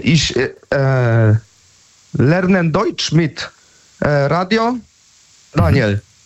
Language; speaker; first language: German; non-native, learner; Polish